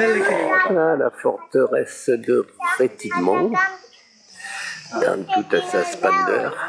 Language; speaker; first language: French; native; French